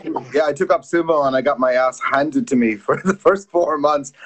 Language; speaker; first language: English; native; English